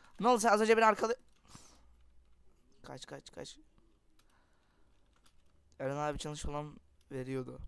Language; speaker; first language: Turkish; native; Turkish